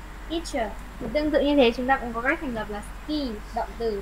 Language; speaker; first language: Vietnamese; native; Vietnamese